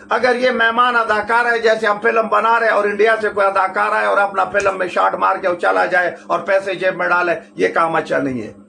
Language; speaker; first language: Urdu; non-native, local second language; Pashto